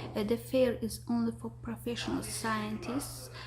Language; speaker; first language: English; non-native, fluent; Azerbaijani